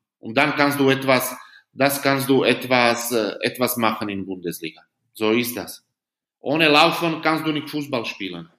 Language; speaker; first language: German; non-native, learner; Slovak